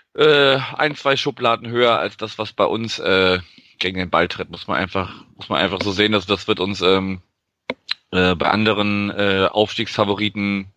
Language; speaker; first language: German; native; German